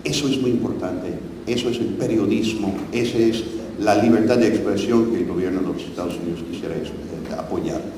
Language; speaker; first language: Spanish; non-native, fluent; English